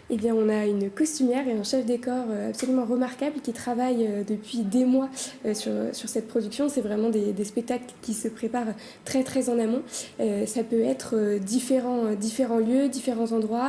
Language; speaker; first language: French; native; French